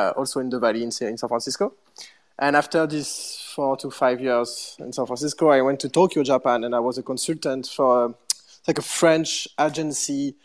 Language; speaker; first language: English; non-native, fluent; French